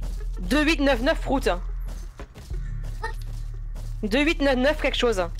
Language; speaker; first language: French; native; French